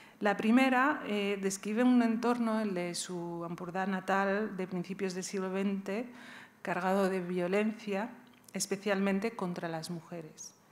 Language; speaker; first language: Spanish; early bilingual, other home language; Riffian